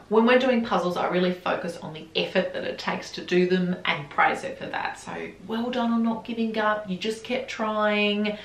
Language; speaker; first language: English; native; English